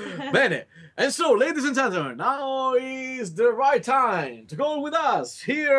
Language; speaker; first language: English; non-native, learner; Italian